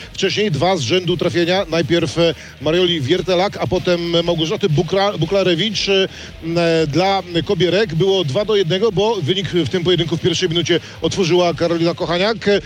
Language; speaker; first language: Polish; native; Polish